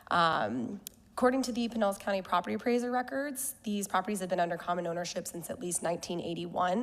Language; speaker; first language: English; native; English